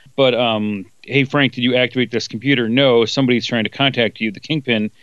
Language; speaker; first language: English; native; English